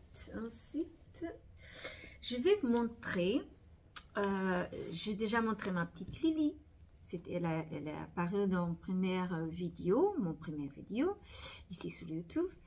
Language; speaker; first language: French; non-native, fluent; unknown